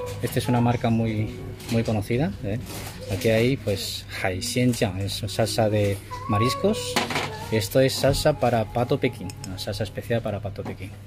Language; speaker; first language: Spanish; non-native, fluent; Chinese